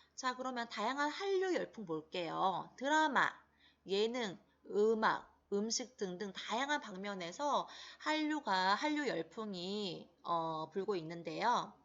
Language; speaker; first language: Korean; native; Korean